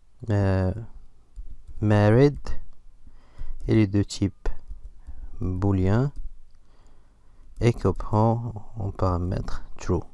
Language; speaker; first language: French; non-native, local second language; Arabic